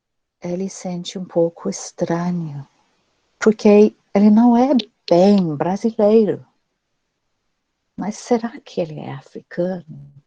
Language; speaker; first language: Portuguese; non-native, fluent; English